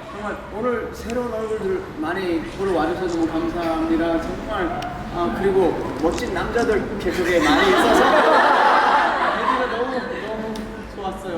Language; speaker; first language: Korean; early bilingual, heritage; English